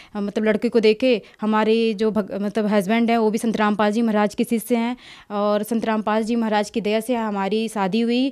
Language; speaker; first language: Hindi; native; Hindi